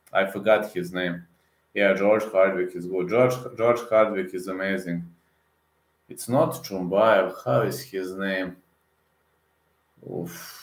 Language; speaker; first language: English; non-native, fluent; Serbian